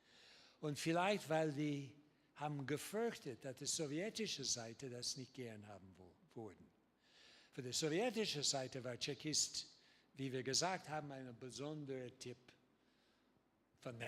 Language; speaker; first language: German; non-native, learner; English